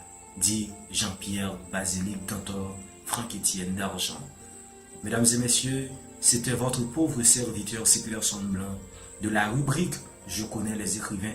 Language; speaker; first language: French; non-native, local second language; Haitian Creole